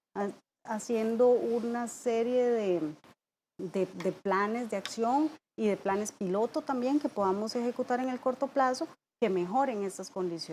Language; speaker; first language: Spanish; native; Spanish